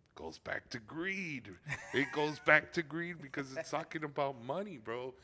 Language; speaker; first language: English; early bilingual, other home language; Spanish